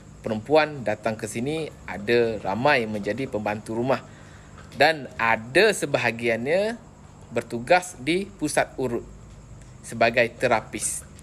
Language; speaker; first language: Malay; native; Malay